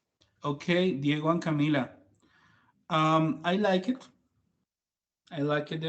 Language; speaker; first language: English; non-native, fluent; Spanish